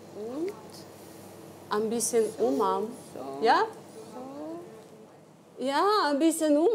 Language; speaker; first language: German; non-native, learner; Ukrainian